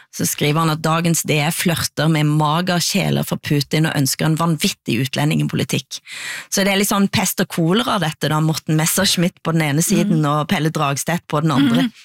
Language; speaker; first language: Norwegian; native; Norwegian